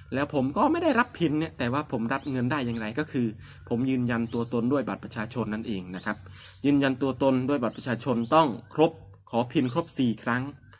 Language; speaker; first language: Thai; non-native, local second language; Northern Khmer